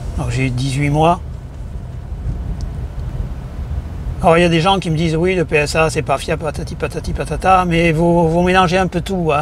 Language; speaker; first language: French; native; French